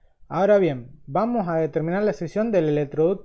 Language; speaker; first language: Spanish; native; Spanish